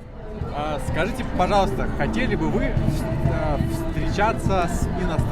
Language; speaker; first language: Russian; native; Russian